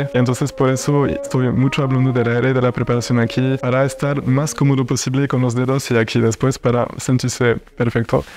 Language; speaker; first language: Spanish; non-native, fluent; French